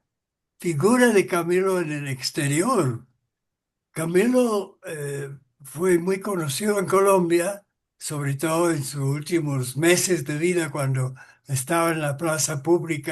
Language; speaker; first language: Spanish; non-native, fluent; English